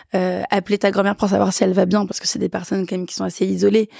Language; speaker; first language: French; early bilingual, other home language; Kabuverdianu